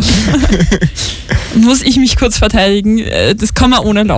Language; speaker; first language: German; native; German